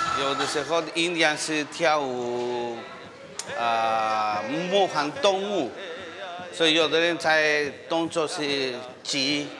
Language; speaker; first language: Chinese; non-native, learner; Spanish